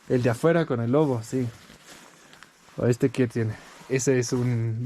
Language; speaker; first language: Spanish; non-native, learner; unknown